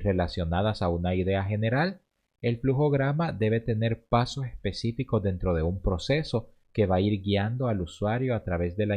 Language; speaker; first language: Spanish; native; Spanish